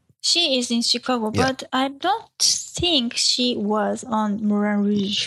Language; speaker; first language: English; non-native, learner; Japanese